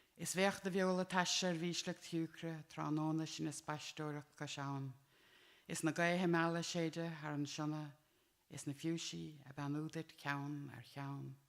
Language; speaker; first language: Irish; native; Irish